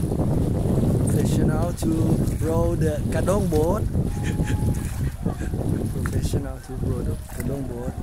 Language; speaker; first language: English; non-native, learner; Thai